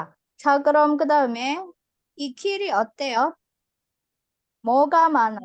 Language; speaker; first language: Korean; non-native, fluent; Indonesian